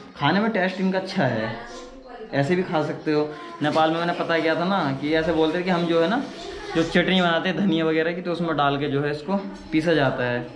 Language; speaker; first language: Hindi; native; Hindi